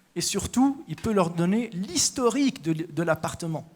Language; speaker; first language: French; non-native, local second language; Arabic